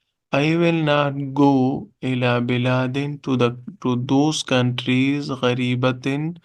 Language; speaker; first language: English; non-native, local second language; Urdu